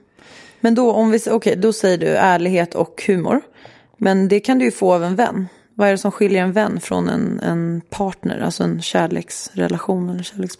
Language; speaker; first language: Swedish; native; Swedish